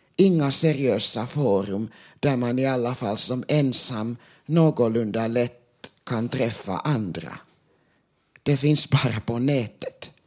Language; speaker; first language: Swedish; non-native, local second language; Finnish